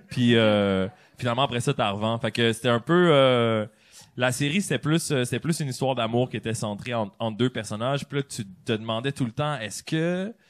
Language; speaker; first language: French; native; French